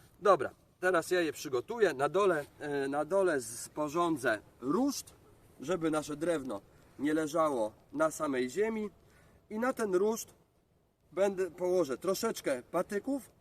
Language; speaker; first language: Polish; native; Polish